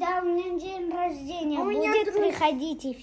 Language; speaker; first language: Russian; early bilingual, other home language; Tajik